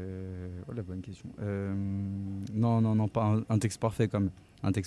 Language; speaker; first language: French; native; French